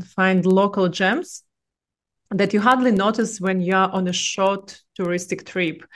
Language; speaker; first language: English; non-native, fluent; Russian